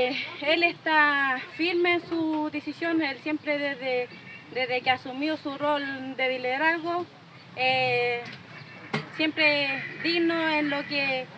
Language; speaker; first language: Spanish; native; Spanish